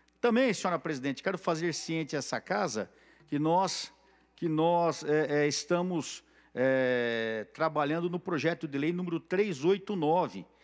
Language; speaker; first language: Portuguese; native; Portuguese